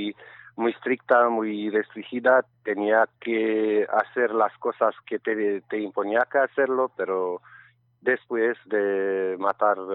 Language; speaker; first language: Spanish; non-native, learner; Romanian